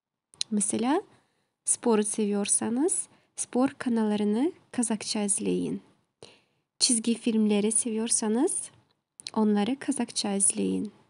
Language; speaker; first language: Turkish; non-native, learner; Kazakh